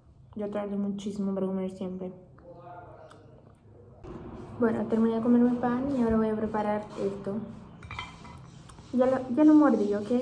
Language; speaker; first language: Spanish; non-native, fluent; Portuguese